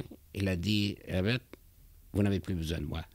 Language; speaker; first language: French; non-native, fluent; German